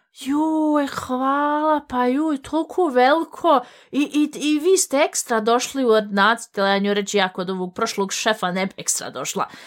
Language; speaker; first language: Bosnian; native; Bosnian